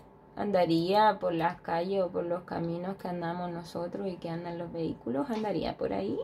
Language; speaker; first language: Spanish; native; Spanish